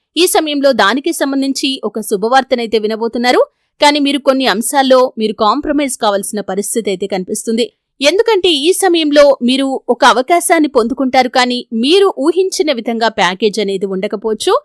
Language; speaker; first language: Telugu; native; Telugu